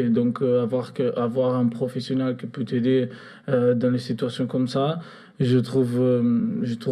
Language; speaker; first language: French; non-native, fluent; Portuguese